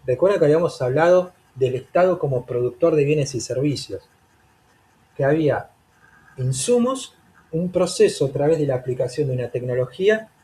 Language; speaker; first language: Spanish; native; Spanish